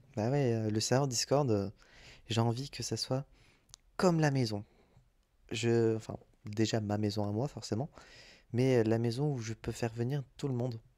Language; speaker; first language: French; native; French